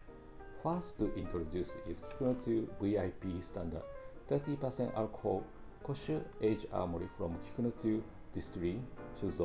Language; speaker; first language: English; non-native, fluent; Japanese